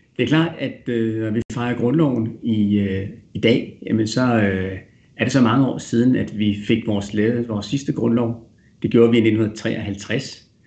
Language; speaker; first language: Danish; native; Danish